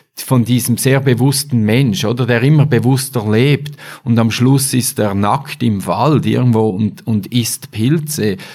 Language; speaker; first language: German; native; German